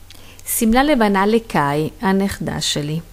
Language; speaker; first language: Hebrew; non-native, fluent; Italian